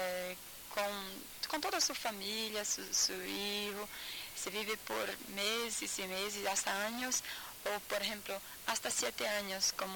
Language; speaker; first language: Spanish; non-native, learner; Portuguese